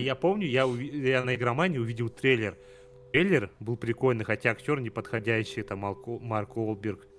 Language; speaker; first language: Russian; native; Russian